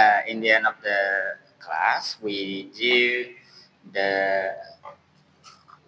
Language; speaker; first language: English; non-native, learner; Indonesian